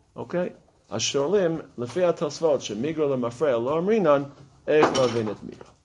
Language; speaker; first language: Hebrew; non-native, fluent; English